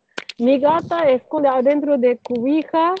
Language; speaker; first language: Spanish; non-native, learner; Turkish